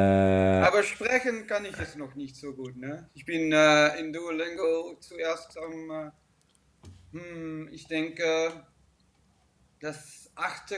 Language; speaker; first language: German; early bilingual, heritage; Dutch